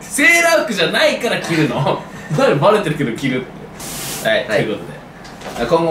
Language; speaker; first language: Japanese; native; Japanese